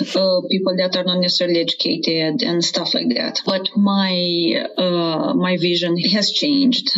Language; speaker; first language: English; non-native, fluent; Romanian